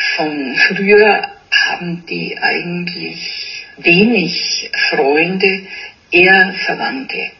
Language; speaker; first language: German; early bilingual, other home language; Italian